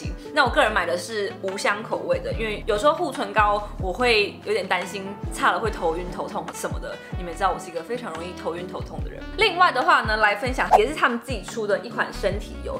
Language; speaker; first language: Chinese; native; Chinese